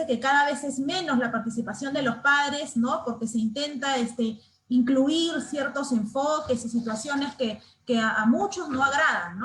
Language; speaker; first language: Spanish; native; Spanish